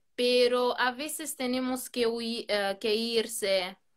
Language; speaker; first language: Spanish; non-native, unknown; Albanian